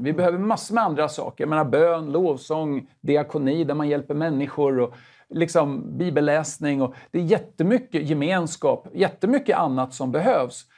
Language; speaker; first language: Swedish; native; Swedish